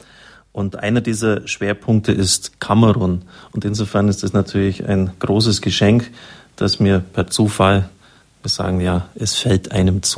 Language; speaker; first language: German; native; German